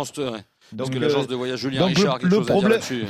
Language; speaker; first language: French; native; French